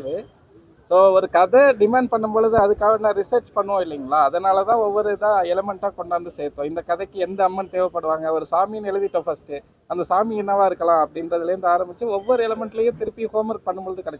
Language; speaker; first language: Tamil; native; Tamil